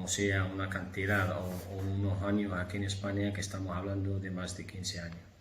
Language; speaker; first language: Spanish; non-native, fluent; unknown